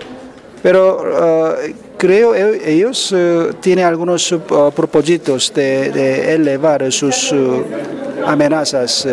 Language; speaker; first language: Spanish; non-native, learner; Korean